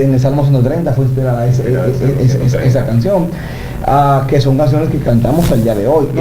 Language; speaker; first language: Spanish; native; Spanish